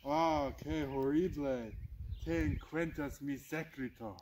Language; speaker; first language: Spanish; non-native, learner; English